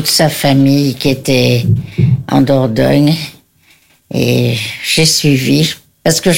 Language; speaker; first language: French; native; French